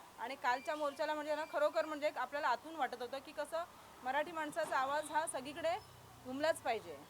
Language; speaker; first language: Marathi; native; Marathi